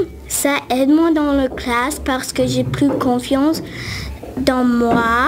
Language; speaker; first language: French; non-native, learner; English